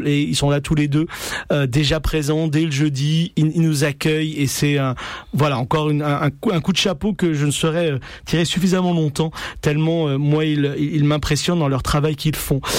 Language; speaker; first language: French; native; French